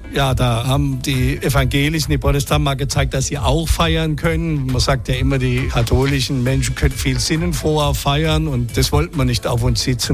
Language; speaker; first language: German; native; German